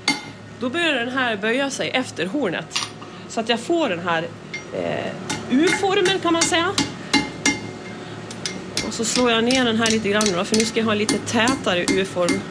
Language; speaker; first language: Swedish; native; Swedish